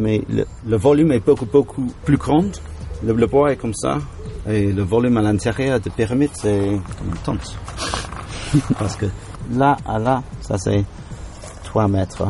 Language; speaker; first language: French; non-native, fluent; English